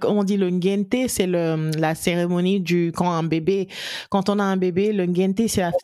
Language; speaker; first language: French; non-native, local second language; Wolof